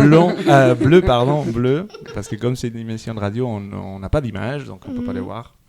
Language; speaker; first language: French; native; French